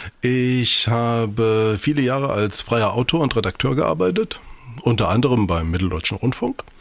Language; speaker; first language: German; native; German